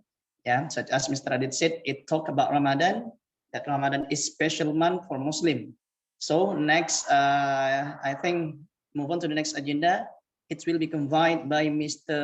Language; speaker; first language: English; non-native, fluent; Indonesian